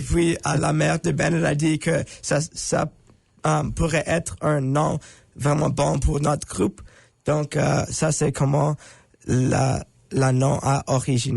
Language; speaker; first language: French; non-native, learner; English